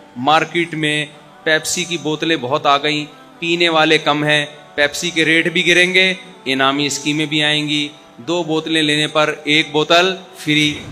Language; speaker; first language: Urdu; native; Urdu